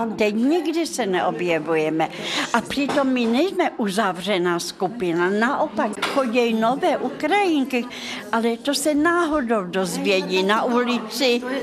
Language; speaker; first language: Czech; non-native, fluent; Russian